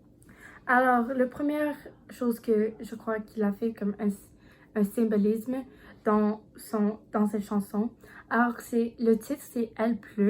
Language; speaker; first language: French; non-native, learner; English